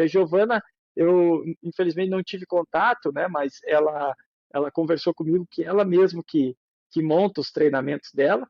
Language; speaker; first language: Portuguese; native; Portuguese